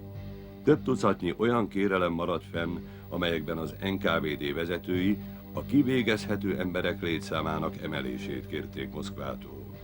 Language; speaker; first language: Hungarian; native; Hungarian